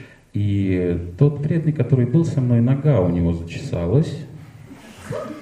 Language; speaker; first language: Russian; native; Russian